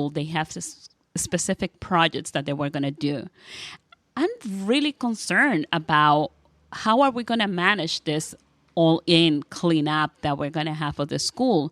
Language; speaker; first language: English; non-native, fluent; Spanish